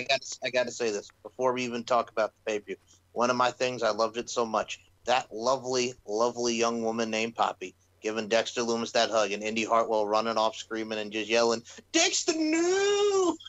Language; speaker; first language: English; native; English